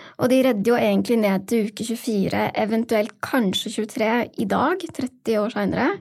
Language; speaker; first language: Norwegian; native; Norwegian